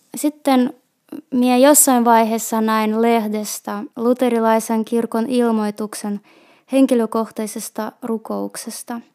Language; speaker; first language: Finnish; non-native, fluent; Russian